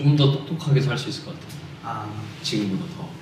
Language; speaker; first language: Korean; native; Korean